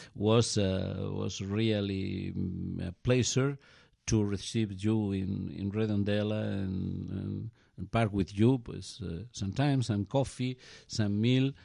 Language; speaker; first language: English; non-native, learner; Galician